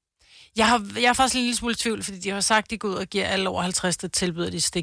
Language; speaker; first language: Danish; native; Danish